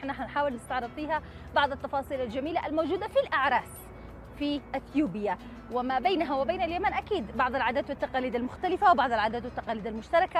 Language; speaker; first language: Arabic; native; Arabic